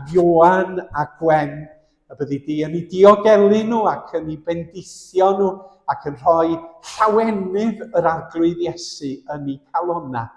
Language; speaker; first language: Welsh; native; Welsh